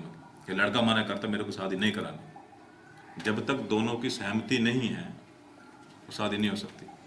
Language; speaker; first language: Hindi; non-native, local second language; Punjabi